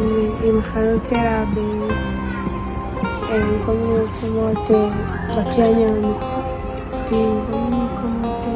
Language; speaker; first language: Hebrew; native; Hebrew